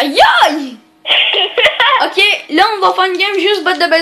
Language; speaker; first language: French; native; French